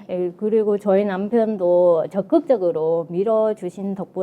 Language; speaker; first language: Korean; non-native, fluent; Vietnamese